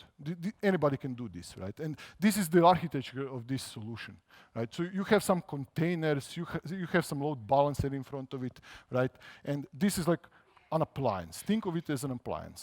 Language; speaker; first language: English; non-native, fluent; Croatian